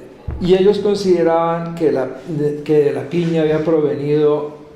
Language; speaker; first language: Spanish; native; Spanish